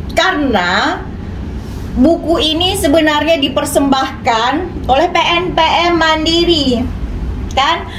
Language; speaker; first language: Indonesian; non-native, local second language; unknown